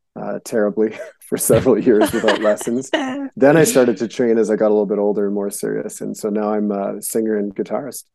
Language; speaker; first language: English; native; English